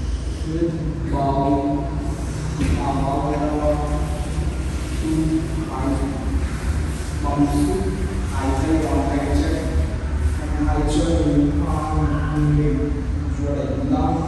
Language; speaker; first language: Vietnamese; non-native, learner; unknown